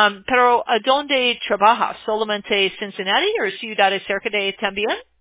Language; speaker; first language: Spanish; non-native, learner; English